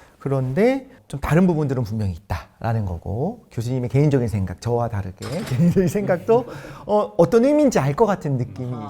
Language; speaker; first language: Korean; native; Korean